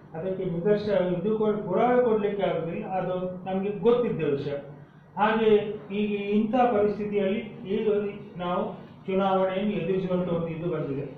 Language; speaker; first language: Kannada; non-native, local second language; Tulu